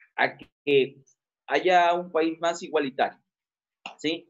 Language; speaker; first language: Spanish; native; Spanish